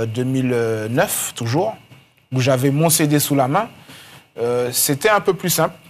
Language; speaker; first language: French; native; French